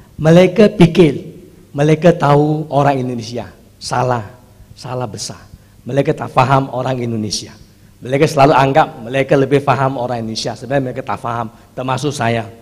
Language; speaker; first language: Indonesian; non-native, fluent; Chinese